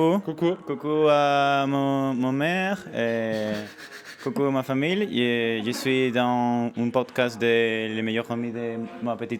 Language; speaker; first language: French; non-native, learner; Spanish